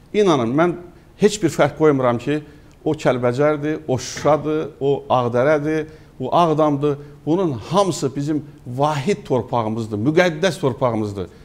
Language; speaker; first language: Azerbaijani; native; Azerbaijani